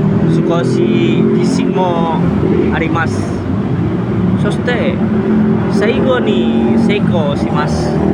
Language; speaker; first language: Japanese; non-native, learner; Indonesian